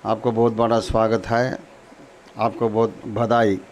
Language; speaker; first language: Hindi; non-native, local second language; Telugu